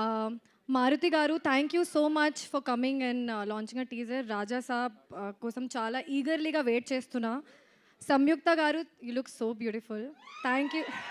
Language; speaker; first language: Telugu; non-native, learner; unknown